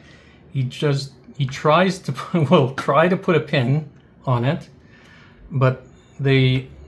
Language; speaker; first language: English; native; English